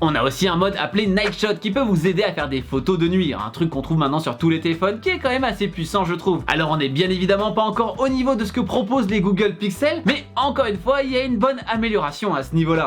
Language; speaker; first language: French; native; French